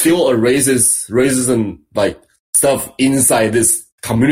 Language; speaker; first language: English; non-native, fluent; Chinese